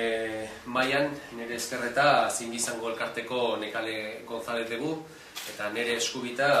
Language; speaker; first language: Basque; native; Basque